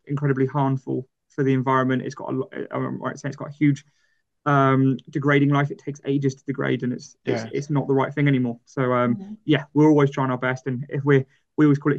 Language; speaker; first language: English; native; English